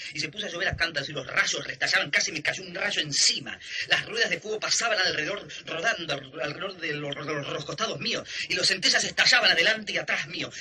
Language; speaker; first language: Spanish; native; Spanish